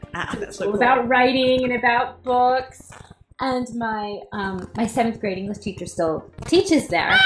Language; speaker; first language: English; native; English